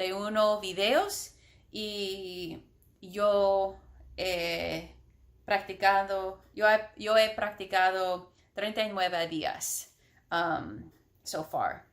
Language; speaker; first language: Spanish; non-native, learner; English